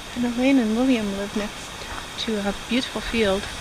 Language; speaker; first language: English; native; English